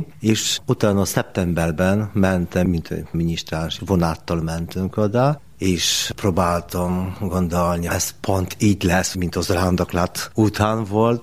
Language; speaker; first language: Hungarian; non-native, learner; Polish